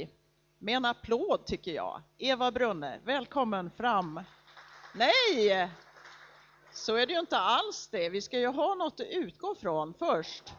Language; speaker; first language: Swedish; native; Swedish